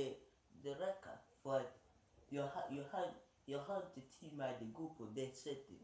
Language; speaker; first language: Swedish; early bilingual, other home language; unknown